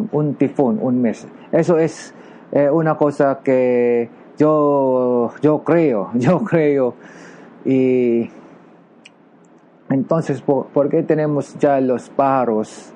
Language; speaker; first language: Spanish; non-native, learner; Filipino